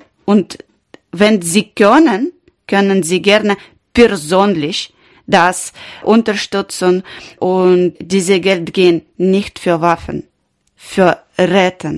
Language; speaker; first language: German; non-native, learner; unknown